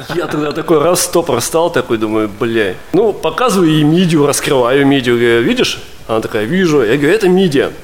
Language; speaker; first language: Russian; native; Russian